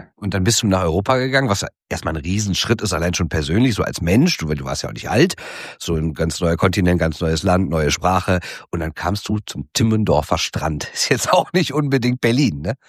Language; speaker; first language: German; native; German